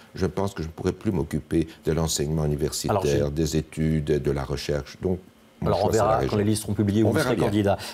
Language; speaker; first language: French; native; French